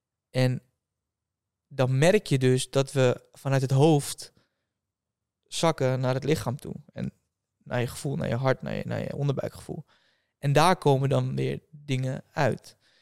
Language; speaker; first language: Dutch; native; Dutch